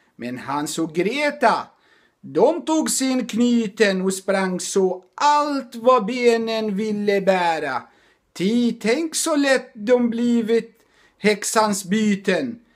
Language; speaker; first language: Swedish; non-native, fluent; Arabic